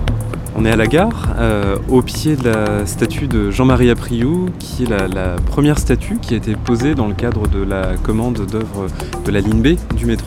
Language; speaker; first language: French; native; French